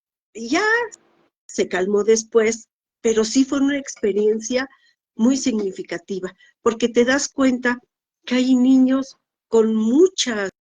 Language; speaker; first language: Spanish; native; Spanish